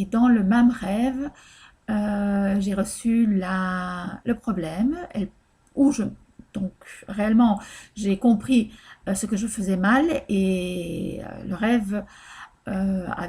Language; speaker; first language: French; native; French